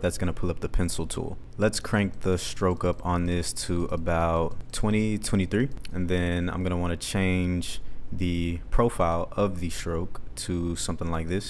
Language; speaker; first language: English; native; English